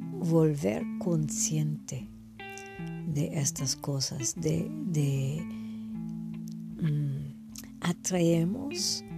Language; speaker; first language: Spanish; non-native, fluent; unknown